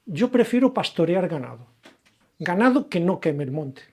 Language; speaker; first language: Spanish; native; Spanish